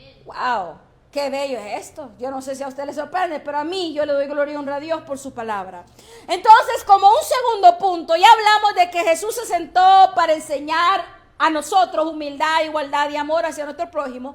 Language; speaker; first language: Spanish; native; Spanish